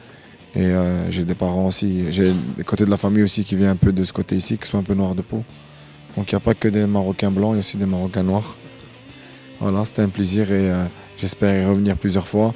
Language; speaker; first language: French; early bilingual, other home language; Arabic